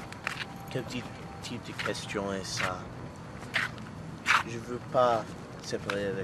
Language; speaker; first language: French; non-native, learner; English